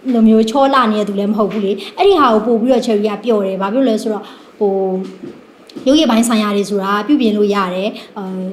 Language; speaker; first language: Burmese; native; Burmese